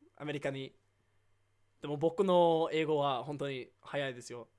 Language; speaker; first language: Japanese; non-native, learner; English